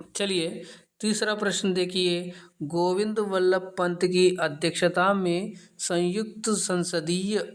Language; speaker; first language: Hindi; non-native, local second language; Telugu